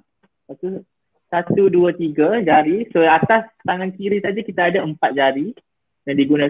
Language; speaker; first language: Malay; native; Malay